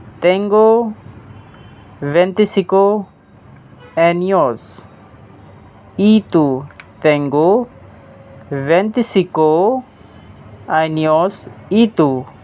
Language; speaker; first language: Spanish; non-native, fluent; Hindi